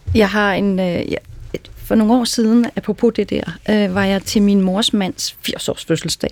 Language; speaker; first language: Danish; native; Danish